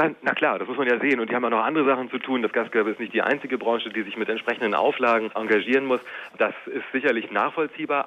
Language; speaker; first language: German; native; German